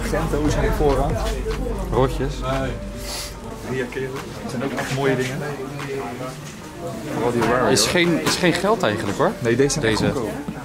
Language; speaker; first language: Dutch; native; Dutch